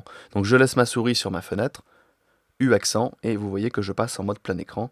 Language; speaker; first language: French; native; French